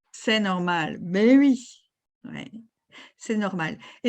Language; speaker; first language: French; native; French